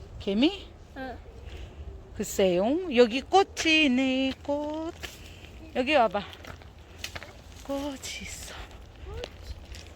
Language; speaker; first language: Korean; non-native, fluent; Thai